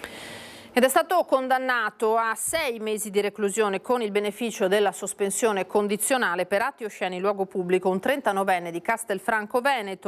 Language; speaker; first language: Italian; native; Italian